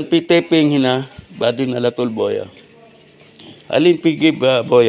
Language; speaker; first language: Arabic; non-native, learner; Filipino